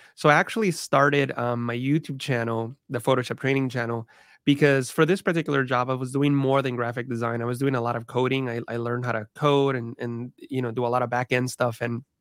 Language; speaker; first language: English; early bilingual, other home language; Spanish